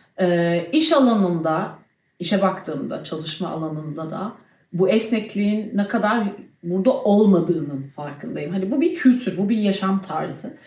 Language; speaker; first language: Turkish; early bilingual, heritage; Turkish